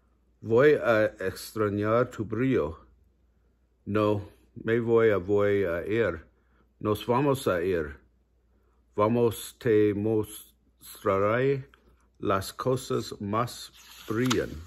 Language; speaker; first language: Spanish; non-native, learner; English